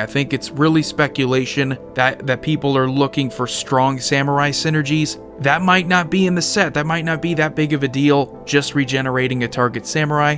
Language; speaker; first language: English; native; English